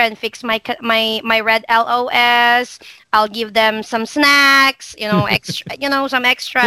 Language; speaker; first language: English; non-native, local second language; Hiligaynon